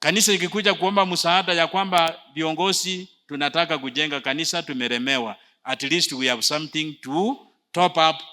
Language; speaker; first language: English; non-native, local second language; Swahili